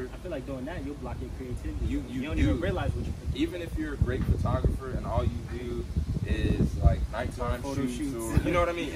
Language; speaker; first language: English; native; English